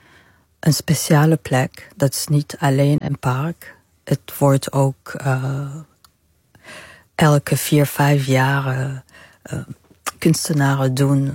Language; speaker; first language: Dutch; non-native, fluent; Arabic